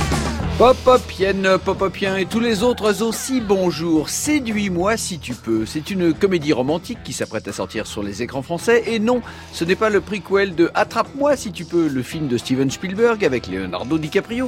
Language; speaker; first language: French; native; French